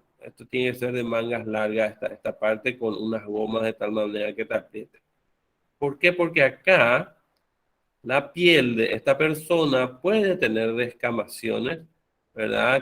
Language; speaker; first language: Spanish; native; Spanish